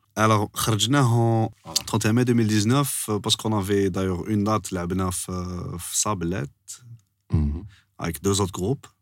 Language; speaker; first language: French; non-native, local second language; Arabic